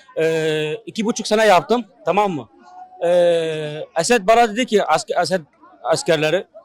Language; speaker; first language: Turkish; non-native, learner; Arabic